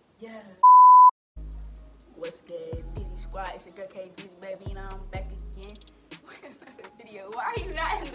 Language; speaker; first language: English; native; English